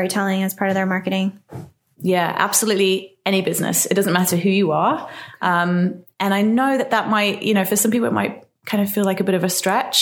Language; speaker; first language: English; native; English